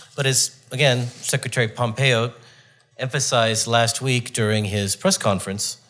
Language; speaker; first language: English; native; English